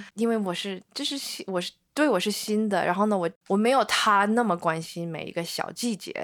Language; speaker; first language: Chinese; early bilingual, heritage; Chinese